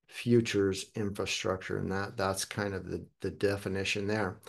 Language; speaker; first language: English; early bilingual, other home language; German